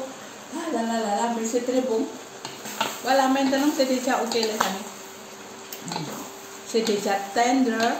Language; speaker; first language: French; non-native, learner; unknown